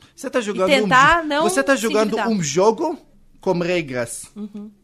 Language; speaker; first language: Portuguese; non-native, fluent; Hebrew